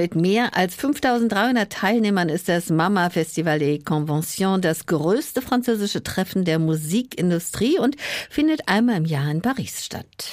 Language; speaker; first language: German; native; German